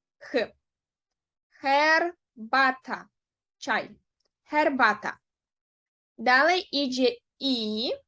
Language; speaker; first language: Polish; non-native, fluent; Ukrainian